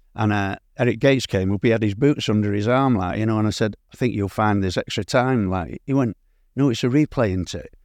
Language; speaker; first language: English; native; English